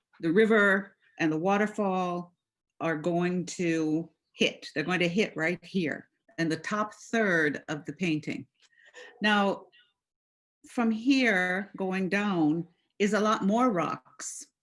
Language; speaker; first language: English; native; English